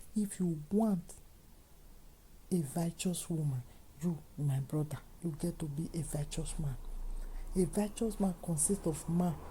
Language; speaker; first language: Nigerian Pidgin; native; Nigerian Pidgin